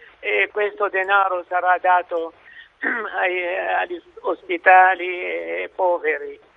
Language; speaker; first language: Italian; non-native, fluent; Arabic